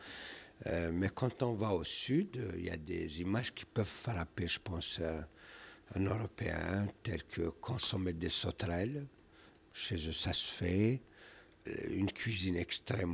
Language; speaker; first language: French; non-native, local second language; Kabyle